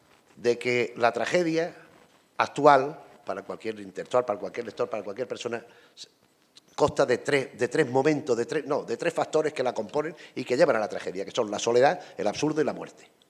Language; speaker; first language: Spanish; native; Spanish